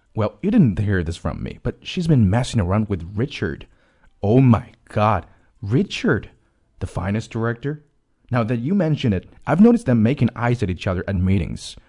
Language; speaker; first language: English; non-native, fluent; Chinese